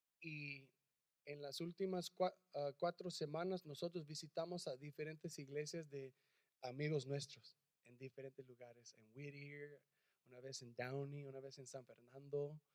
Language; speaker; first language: Spanish; early bilingual, heritage; English